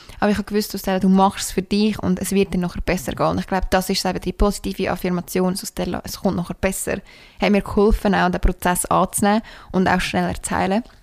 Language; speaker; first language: German; native; German